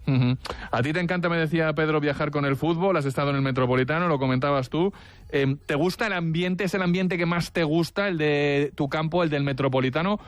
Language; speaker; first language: Spanish; native; Spanish